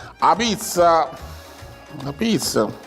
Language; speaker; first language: Ukrainian; non-native, learner; Italian